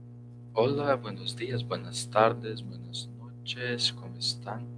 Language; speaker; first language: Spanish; non-native, fluent; Portuguese